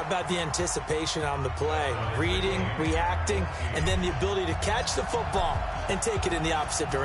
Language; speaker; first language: English; native; English